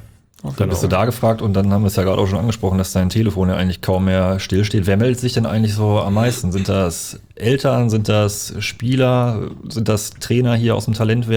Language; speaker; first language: German; native; German